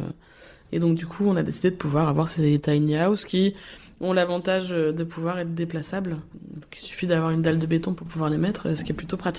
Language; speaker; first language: French; native; French